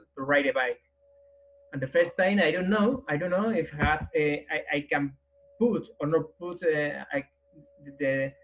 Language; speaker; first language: English; non-native, learner; Spanish